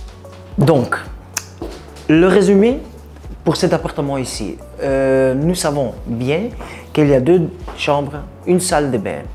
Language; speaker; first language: French; non-native, learner; Spanish